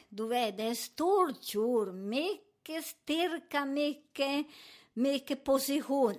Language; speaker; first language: Swedish; non-native, learner; Spanish